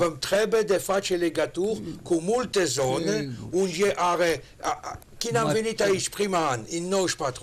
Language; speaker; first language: Romanian; non-native, learner; French